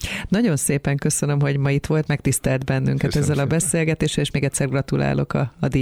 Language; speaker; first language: Hungarian; native; Hungarian